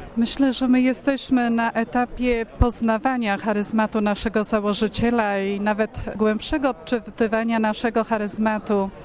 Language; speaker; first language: Polish; native; Polish